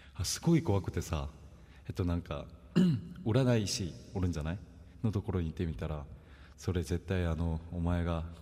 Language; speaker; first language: Japanese; non-native, fluent; Korean